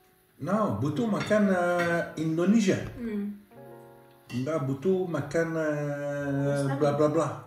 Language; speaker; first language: Indonesian; non-native, learner; French